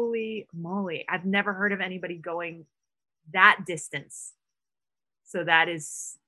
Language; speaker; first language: English; non-native, local second language; Filipino